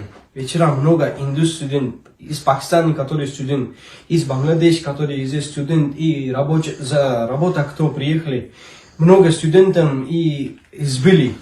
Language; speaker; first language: Russian; non-native, learner; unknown